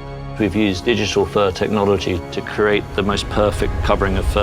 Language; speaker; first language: English; native; English